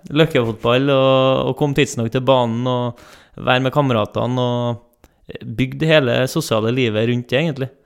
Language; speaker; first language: Norwegian; native; Norwegian